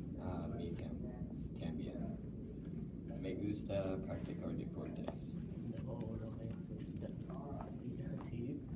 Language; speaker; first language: Spanish; non-native, learner; English